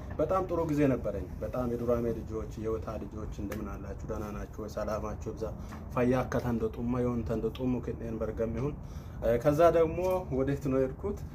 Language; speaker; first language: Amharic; non-native, local second language; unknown